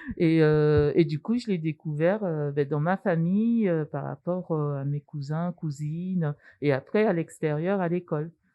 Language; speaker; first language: French; early bilingual, other home language; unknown